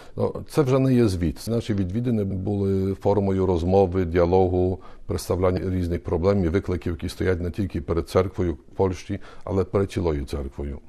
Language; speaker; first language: Ukrainian; early bilingual, heritage; Ukrainian